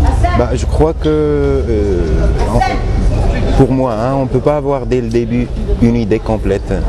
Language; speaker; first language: French; non-native, local second language; Arabic